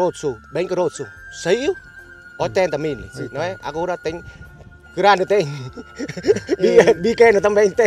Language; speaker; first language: Portuguese; non-native, learner; Vietnamese